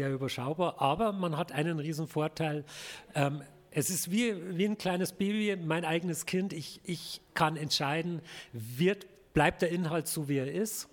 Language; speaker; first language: German; native; German